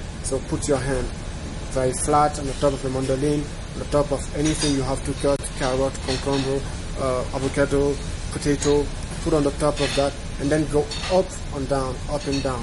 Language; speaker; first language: English; non-native, fluent; French